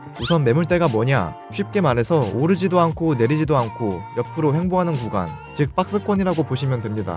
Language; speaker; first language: Korean; native; Korean